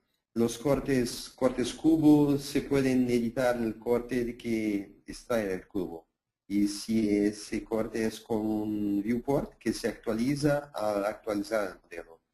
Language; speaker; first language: Spanish; non-native, fluent; Portuguese